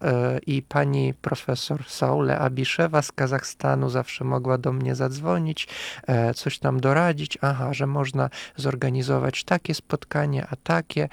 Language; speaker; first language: Polish; non-native, fluent; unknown